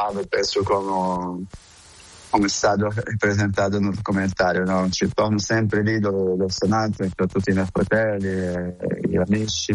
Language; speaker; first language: Italian; non-native, fluent; Portuguese